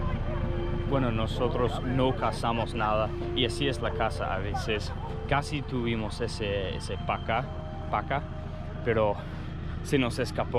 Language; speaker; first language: Spanish; non-native, fluent; English